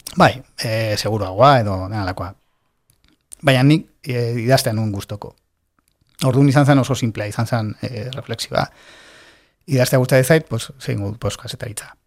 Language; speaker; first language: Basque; non-native, local second language; Spanish